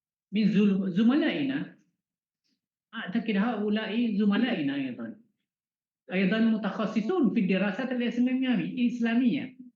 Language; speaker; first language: Arabic; non-native, fluent; Malay